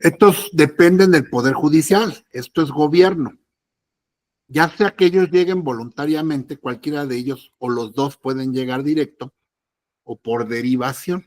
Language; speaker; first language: Spanish; native; Spanish